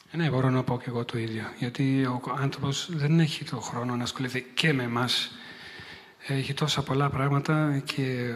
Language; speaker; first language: Greek; non-native, fluent; Italian